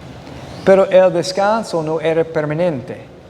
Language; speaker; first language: Spanish; non-native, fluent; English